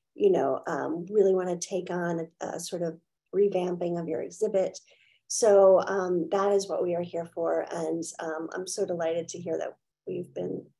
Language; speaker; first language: English; native; English